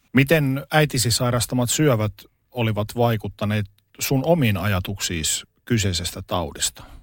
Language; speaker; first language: Finnish; native; Finnish